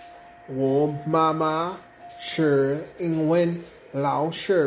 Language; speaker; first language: Chinese; non-native, learner; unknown